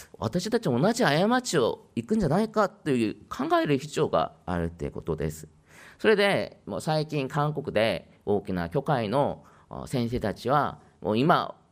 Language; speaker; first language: Japanese; non-native, fluent; Korean